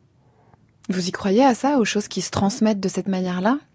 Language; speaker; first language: French; native; French